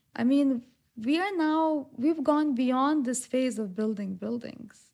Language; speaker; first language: English; non-native, fluent; Lithuanian